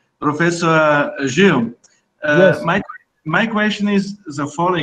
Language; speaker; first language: English; non-native, fluent; French